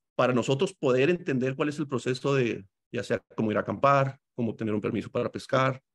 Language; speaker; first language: Spanish; native; Spanish